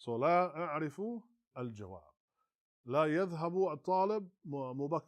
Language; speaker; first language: Arabic; non-native, fluent; English